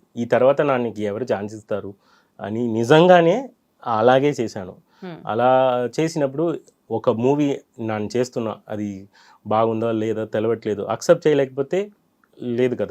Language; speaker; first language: Telugu; non-native, learner; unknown